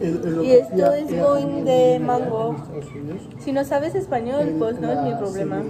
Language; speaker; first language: Spanish; early bilingual, heritage; Spanish